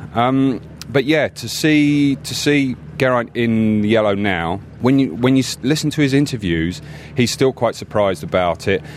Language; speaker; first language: English; native; English